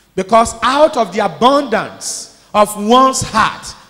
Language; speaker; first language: English; non-native, local second language; Yoruba